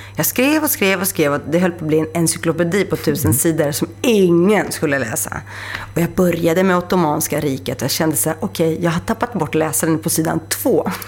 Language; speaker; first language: Swedish; early bilingual, other home language; Greek